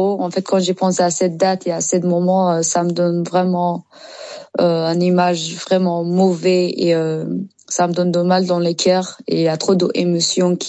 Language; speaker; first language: French; non-native, learner; Persian